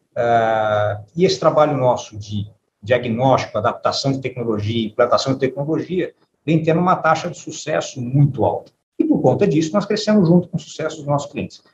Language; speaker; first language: Portuguese; native; Portuguese